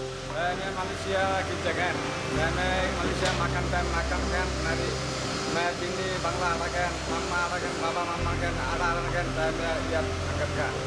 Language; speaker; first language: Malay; non-native, learner; Bangla